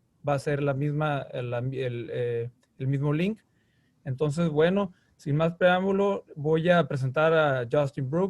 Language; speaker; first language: Spanish; native; Spanish